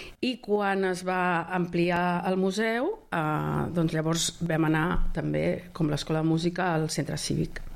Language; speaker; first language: Catalan; native; Catalan